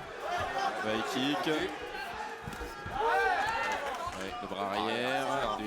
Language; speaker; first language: French; native; French